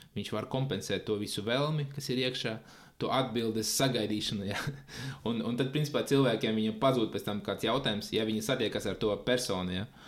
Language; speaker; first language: Latvian; native; Latvian